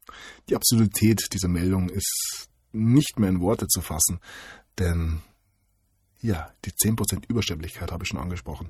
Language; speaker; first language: German; native; German